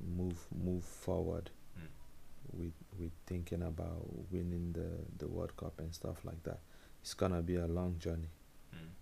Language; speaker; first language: English; non-native, local second language; Igbo